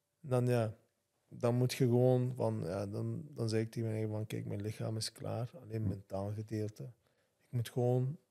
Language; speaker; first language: Dutch; non-native, local second language; Turkish